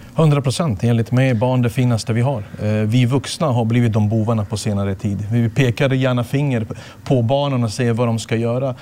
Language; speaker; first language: Swedish; early bilingual, other home language; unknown